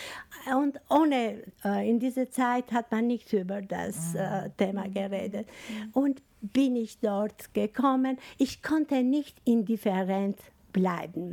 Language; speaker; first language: German; non-native, learner; Albanian